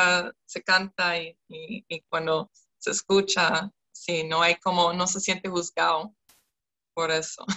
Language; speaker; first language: Spanish; non-native, fluent; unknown